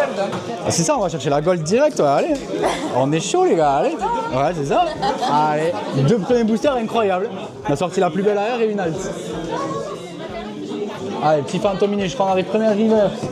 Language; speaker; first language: French; native; French